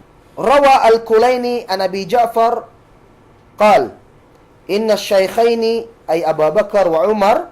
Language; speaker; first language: Arabic; non-native, fluent; Cebuano